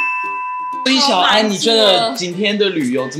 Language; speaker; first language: Chinese; non-native, fluent; French